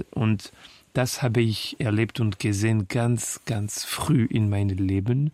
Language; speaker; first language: German; non-native, fluent; French